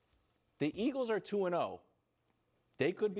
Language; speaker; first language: English; native; English